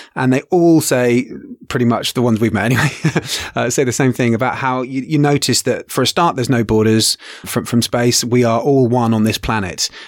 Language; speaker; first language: English; native; English